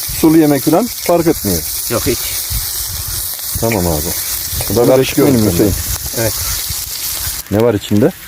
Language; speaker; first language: Turkish; native; Turkish